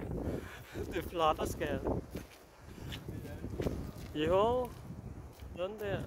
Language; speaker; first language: Danish; non-native, learner; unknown